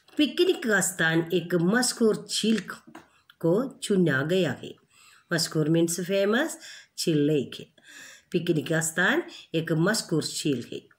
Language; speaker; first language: Hindi; non-native, local second language; Malayalam